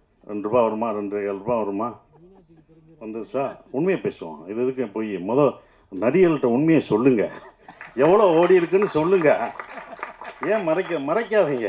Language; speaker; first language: Tamil; native; Tamil